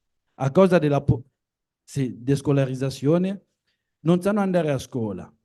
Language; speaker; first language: Italian; non-native, learner; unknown